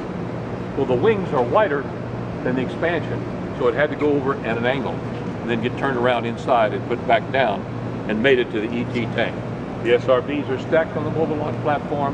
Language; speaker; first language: English; native; English